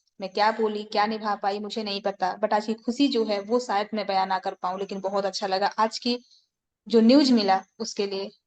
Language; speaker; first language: Hindi; native; Hindi